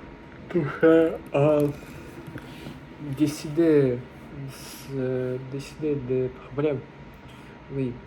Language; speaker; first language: French; non-native, learner; Russian